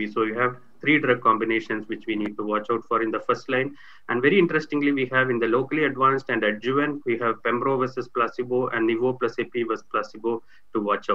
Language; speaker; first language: English; non-native, local second language; Tamil